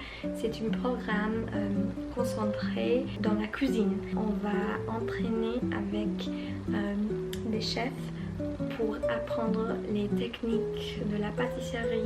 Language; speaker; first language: French; non-native, fluent; English